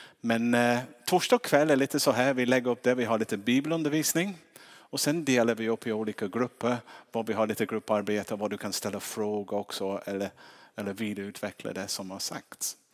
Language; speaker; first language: Swedish; non-native, fluent; English